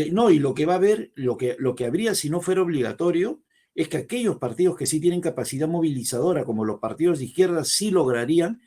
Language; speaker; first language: Spanish; native; Spanish